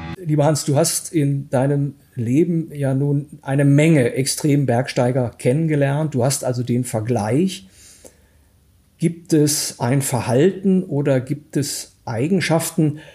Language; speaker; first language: German; native; German